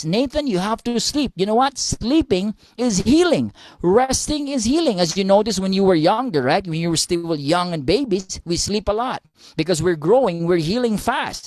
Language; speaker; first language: English; non-native, local second language; Filipino